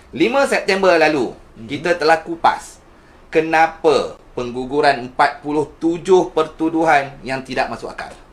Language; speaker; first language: Malay; native; Malay